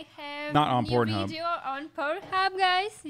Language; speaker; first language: English; non-native, learner; Russian